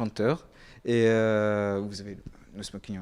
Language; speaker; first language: French; native; French